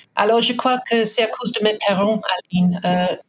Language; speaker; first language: French; non-native, fluent; English